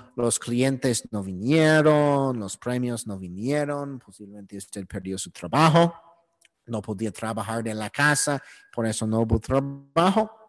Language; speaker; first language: Spanish; non-native, learner; English